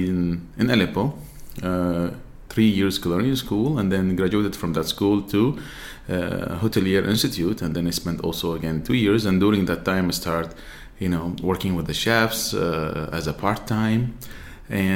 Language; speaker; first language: English; non-native, fluent; Arabic